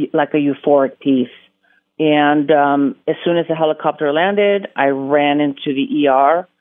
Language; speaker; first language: English; early bilingual, other home language; Spanish